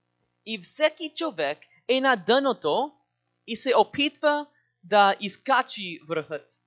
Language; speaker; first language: Bulgarian; non-native, learner; English